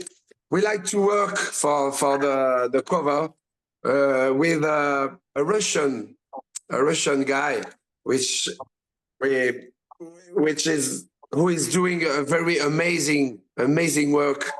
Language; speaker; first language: English; non-native, learner; French